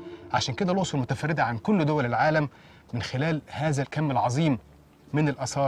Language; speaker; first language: Arabic; native; Arabic